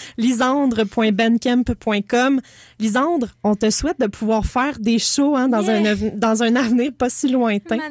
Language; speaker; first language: French; native; French